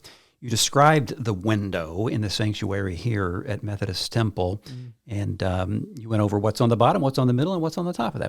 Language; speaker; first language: English; native; English